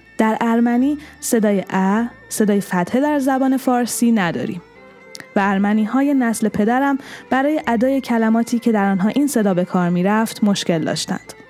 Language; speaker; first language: Persian; non-native, local second language; Armenian